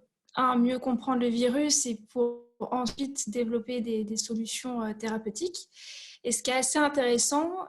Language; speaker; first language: French; native; French